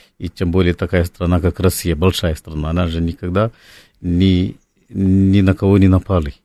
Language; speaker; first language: Russian; non-native, fluent; Malayalam